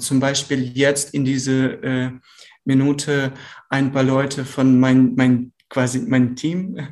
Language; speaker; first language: German; non-native, learner; Ukrainian